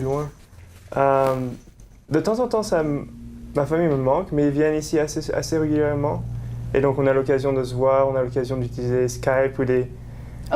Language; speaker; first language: French; native; French